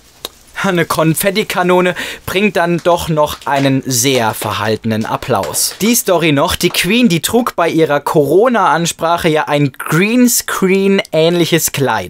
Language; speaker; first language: German; native; German